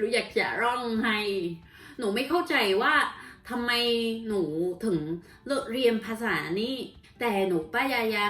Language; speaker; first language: Thai; non-native, learner; Vietnamese